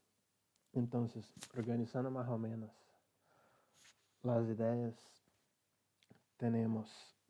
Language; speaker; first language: Spanish; non-native, learner; Portuguese